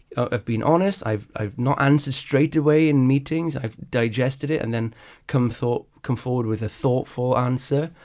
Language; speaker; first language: English; native; English